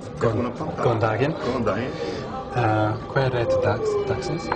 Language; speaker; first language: Icelandic; non-native, learner; English